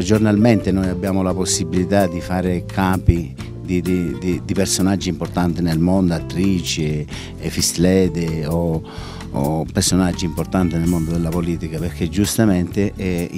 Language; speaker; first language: Italian; native; Italian